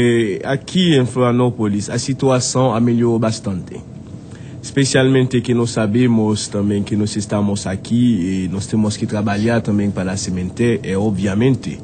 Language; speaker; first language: Portuguese; non-native, fluent; Haitian Creole